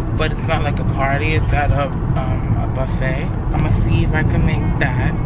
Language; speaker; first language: English; native; English